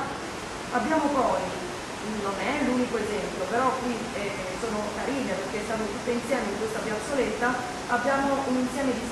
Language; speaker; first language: Italian; native; Italian